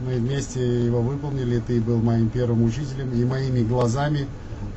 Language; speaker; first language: Russian; native; Russian